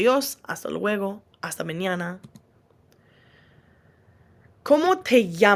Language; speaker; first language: Spanish; non-native, fluent; English